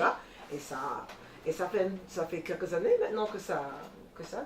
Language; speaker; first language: French; non-native, fluent; English